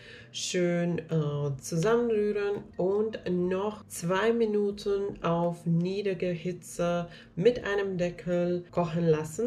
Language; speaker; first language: German; non-native, fluent; Finnish